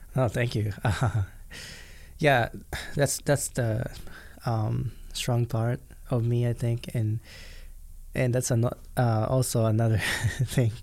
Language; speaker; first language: English; non-native, fluent; Japanese